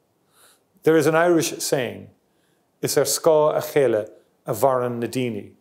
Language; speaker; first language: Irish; non-native, local second language; English